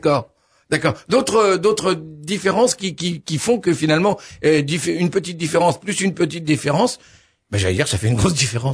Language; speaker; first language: French; native; French